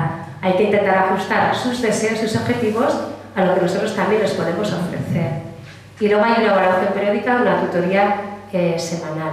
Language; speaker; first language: Spanish; native; Spanish